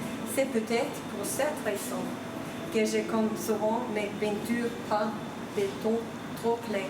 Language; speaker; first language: French; non-native, fluent; Swedish